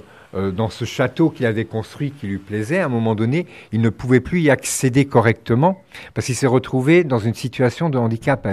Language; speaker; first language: French; native; French